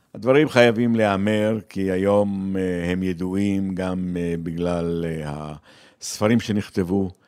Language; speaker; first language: Hebrew; native; Hebrew